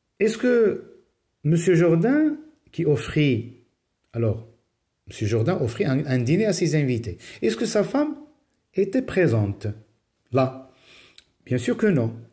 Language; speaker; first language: French; non-native, local second language; Arabic